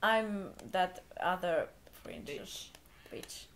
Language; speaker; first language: English; non-native, fluent; Finnish